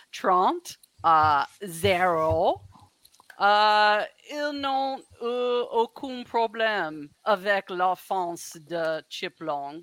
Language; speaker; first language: French; non-native, learner; English